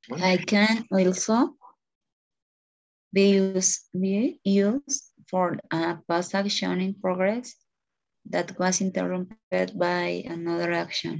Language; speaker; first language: English; non-native, learner; Spanish